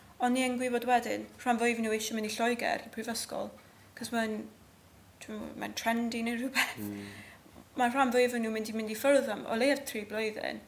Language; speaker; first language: Welsh; non-native, local second language; English